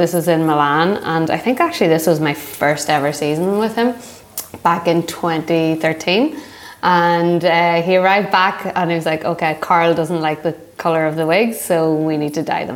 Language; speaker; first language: English; native; English